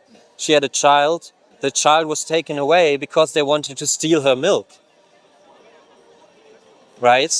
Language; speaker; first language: English; non-native, fluent; German